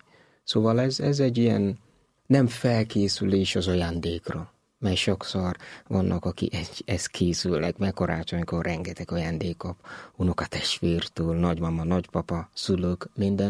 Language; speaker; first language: Hungarian; non-native, learner; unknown